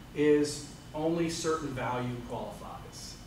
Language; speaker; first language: English; native; English